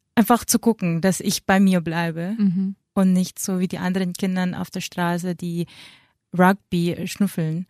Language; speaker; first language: German; early bilingual, other home language; Filipino